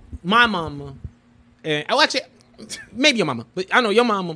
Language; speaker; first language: English; native; English